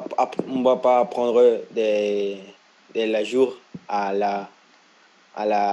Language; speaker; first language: French; non-native, fluent; Spanish